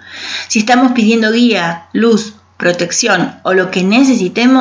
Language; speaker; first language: Spanish; native; Spanish